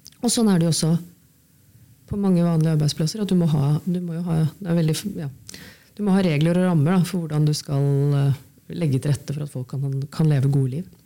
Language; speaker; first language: Norwegian; native; Norwegian